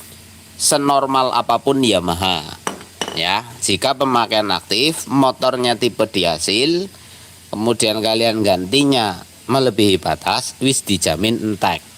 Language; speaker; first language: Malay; non-native, local second language; Javanese